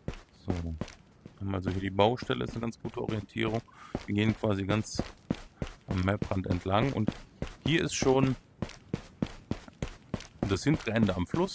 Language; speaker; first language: German; native; German